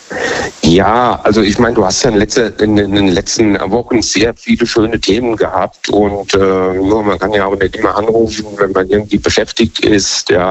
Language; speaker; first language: German; native; German